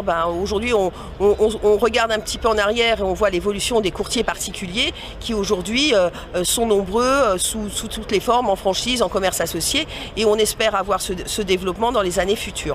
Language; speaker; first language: French; native; French